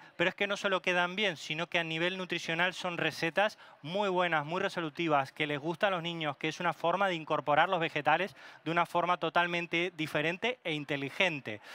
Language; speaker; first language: Spanish; non-native, local second language; Catalan